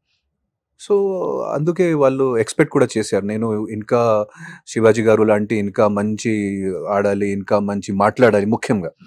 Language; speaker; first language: Telugu; non-native, fluent; Hindi